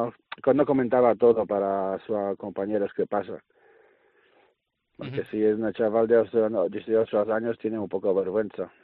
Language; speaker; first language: Spanish; non-native, learner; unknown